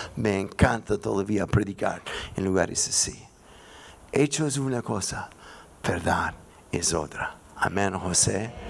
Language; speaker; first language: Spanish; non-native, fluent; English